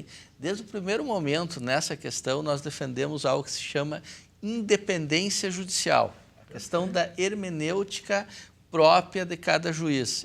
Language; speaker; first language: Portuguese; native; Portuguese